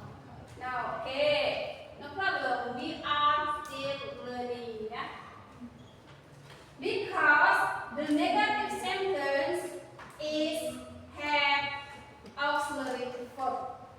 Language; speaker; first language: English; non-native, learner; Indonesian